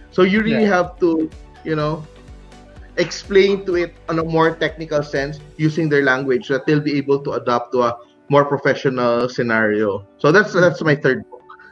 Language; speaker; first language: English; non-native, local second language; Cebuano